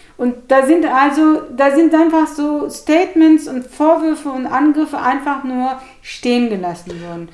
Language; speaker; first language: German; early bilingual, other home language; Turkish